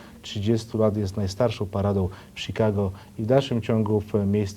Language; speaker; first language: Polish; native; Polish